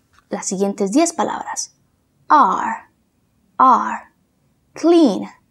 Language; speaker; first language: Spanish; native; Spanish